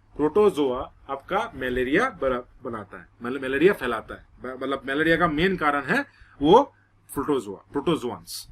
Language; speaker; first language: Hindi; non-native, local second language; Bangla